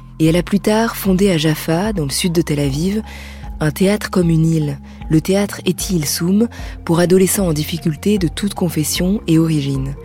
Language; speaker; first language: French; native; French